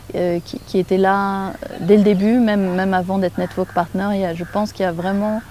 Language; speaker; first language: French; native; French